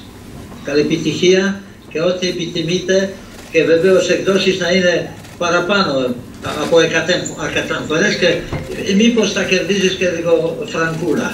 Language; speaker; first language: Greek; non-native, fluent; Polish